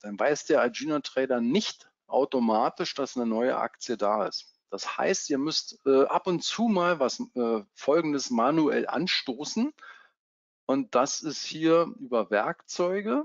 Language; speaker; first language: German; native; German